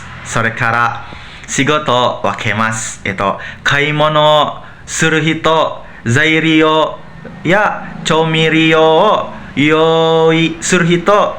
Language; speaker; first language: Japanese; non-native, learner; Indonesian